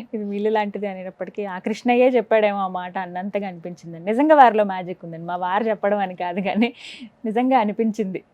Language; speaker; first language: Telugu; native; Telugu